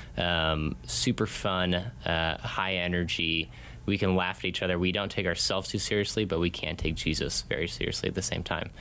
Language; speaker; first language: English; native; English